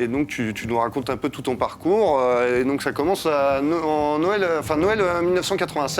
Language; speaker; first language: French; native; French